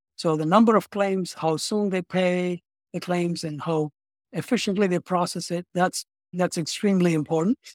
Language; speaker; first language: English; non-native, local second language; Tamil